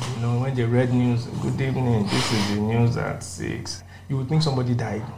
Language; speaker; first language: English; non-native, local second language; Yoruba